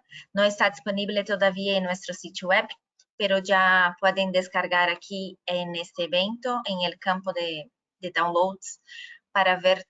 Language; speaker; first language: Spanish; non-native, fluent; Portuguese